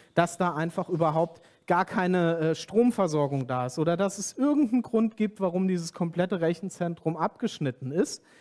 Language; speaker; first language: German; native; German